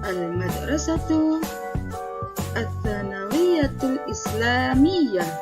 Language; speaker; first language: Arabic; non-native, fluent; Indonesian